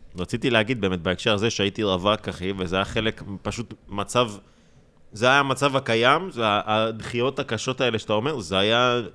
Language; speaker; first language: Hebrew; native; Hebrew